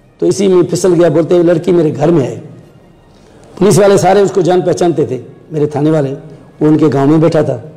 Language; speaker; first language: Urdu; non-native, local second language; Sindhi